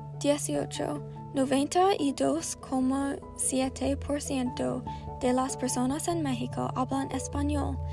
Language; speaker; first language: Spanish; non-native, learner; English